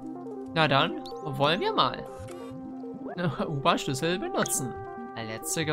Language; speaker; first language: German; native; German